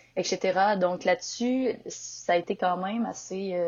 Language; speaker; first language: French; native; French